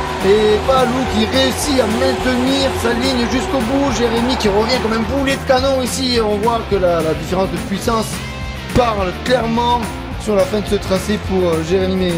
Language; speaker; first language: French; native; French